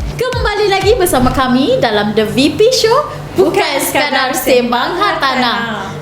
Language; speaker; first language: Malay; native; Malay